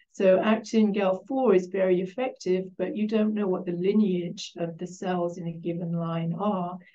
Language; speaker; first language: English; native; English